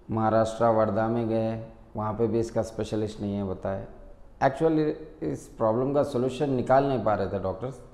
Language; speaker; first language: Hindi; non-native, local second language; Urdu